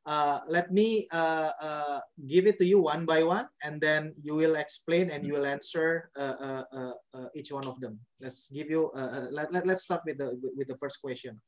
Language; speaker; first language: English; non-native, fluent; Indonesian